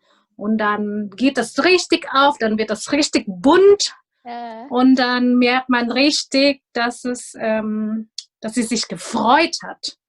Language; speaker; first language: German; non-native, fluent; Indonesian